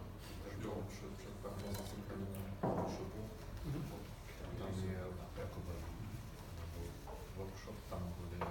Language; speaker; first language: Czech; non-native, learner; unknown